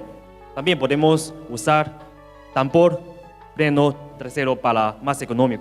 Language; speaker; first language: Spanish; non-native, learner; Chinese